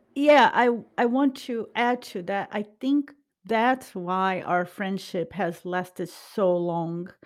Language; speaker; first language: English; non-native, fluent; Portuguese